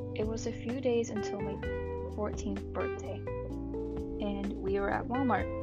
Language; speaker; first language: English; native; English